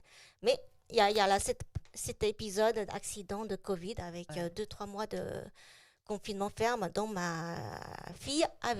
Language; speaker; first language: French; non-native, fluent; Chinese